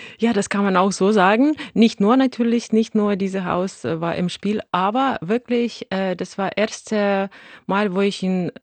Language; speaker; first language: German; non-native, fluent; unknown